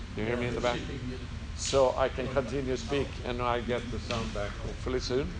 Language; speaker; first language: English; non-native, fluent; Swedish